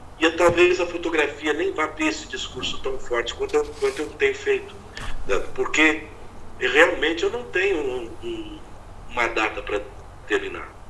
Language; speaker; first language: Portuguese; native; Portuguese